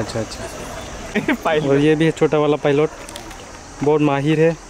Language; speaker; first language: Hindi; non-native, local second language; Kok Borok